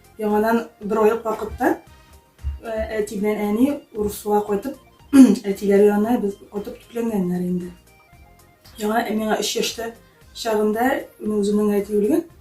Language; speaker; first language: Tatar; native; Tatar